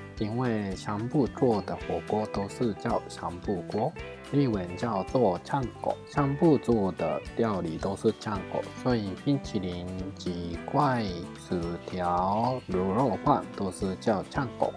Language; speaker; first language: Chinese; non-native, fluent; Japanese